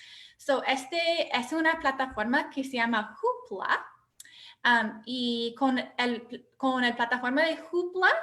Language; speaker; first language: Spanish; non-native, fluent; English